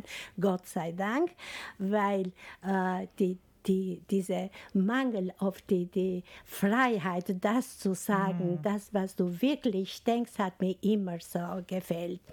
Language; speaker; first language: German; non-native, fluent; Albanian